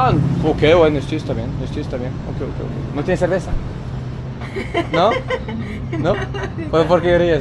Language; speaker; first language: Spanish; non-native, learner; French